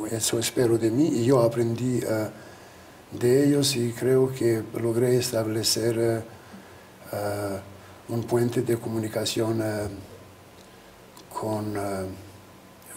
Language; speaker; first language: Spanish; non-native, fluent; Albanian